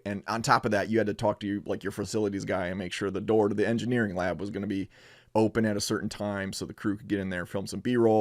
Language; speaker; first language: English; native; English